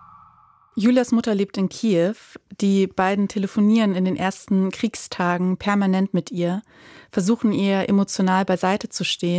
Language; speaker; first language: German; native; German